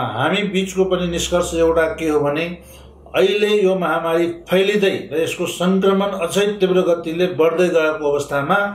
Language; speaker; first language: Nepali; non-native, local second language; Maithili